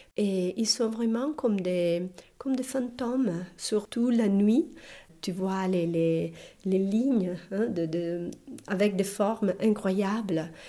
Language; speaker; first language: French; non-native, fluent; Italian